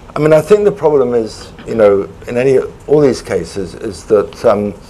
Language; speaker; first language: English; native; English